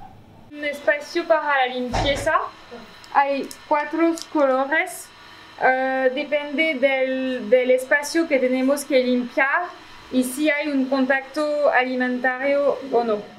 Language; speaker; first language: Spanish; non-native, fluent; French